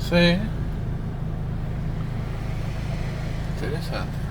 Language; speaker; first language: Portuguese; non-native, fluent; Spanish